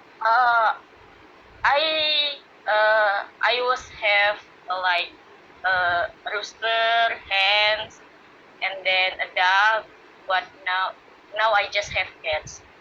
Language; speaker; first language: English; non-native, learner; Indonesian